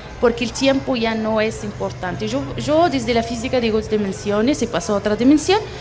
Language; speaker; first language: Spanish; non-native, fluent; Arabic